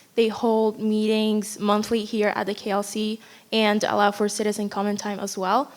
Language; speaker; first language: English; non-native, fluent; Spanish